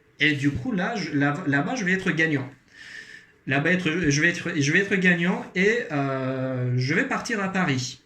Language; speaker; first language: French; non-native, fluent; Azerbaijani